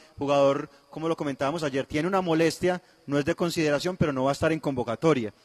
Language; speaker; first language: Spanish; native; Spanish